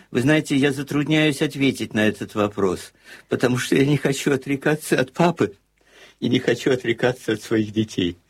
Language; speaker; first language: Russian; native; Russian